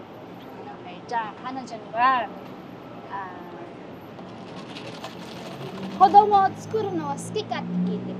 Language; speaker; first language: Japanese; non-native, fluent; Filipino